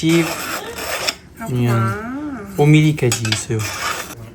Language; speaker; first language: Korean; non-native, learner; French